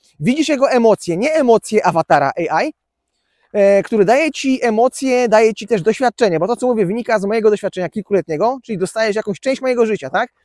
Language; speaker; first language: Polish; native; Polish